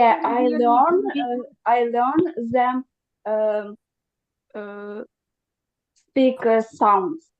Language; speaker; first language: English; non-native, learner; Ukrainian